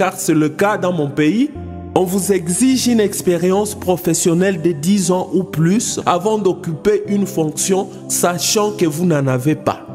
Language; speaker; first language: French; non-native, local second language; Swahili